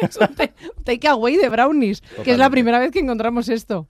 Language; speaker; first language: Spanish; native; Spanish